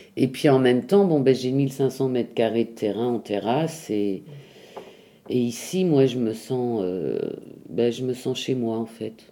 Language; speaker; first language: French; native; French